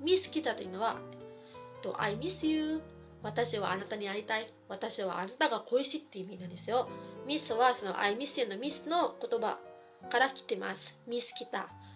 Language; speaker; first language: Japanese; non-native, fluent; Filipino